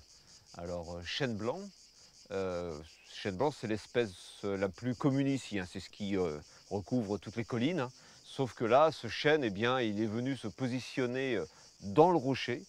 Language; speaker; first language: French; native; French